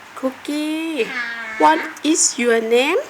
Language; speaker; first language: English; non-native, learner; Thai